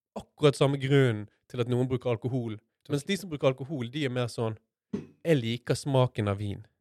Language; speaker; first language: Norwegian; native; Norwegian